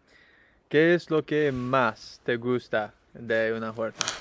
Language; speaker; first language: Spanish; non-native, learner; English